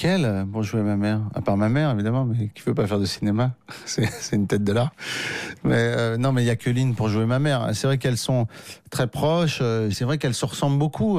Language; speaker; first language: French; native; French